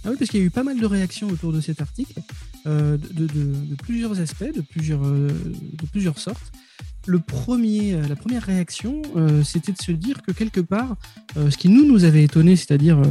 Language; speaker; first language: French; native; French